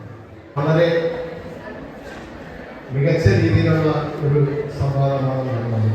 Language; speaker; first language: Malayalam; native; Malayalam